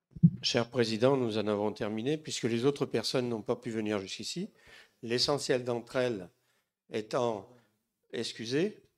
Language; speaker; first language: French; native; French